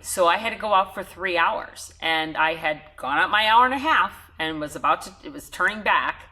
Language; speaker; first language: English; native; English